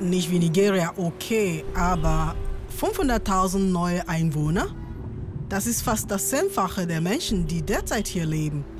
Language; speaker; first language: German; non-native, fluent; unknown